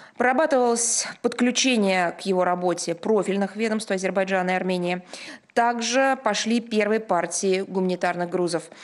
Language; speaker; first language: Russian; native; Russian